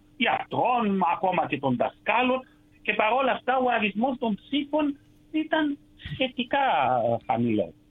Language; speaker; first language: Greek; non-native, fluent; Romanian